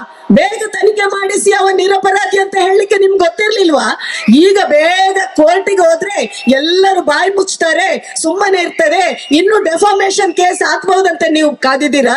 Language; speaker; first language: Kannada; native; Kannada